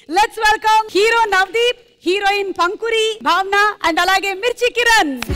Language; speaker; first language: Telugu; non-native, local second language; Malayalam